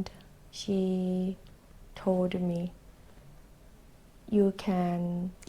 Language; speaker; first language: English; non-native, learner; Thai